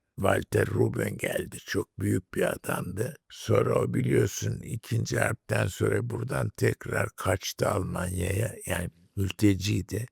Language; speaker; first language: Turkish; native; Turkish